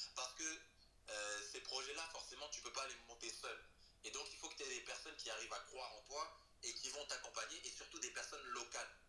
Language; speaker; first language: French; native; French